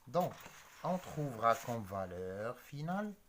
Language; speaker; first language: French; non-native, local second language; Arabic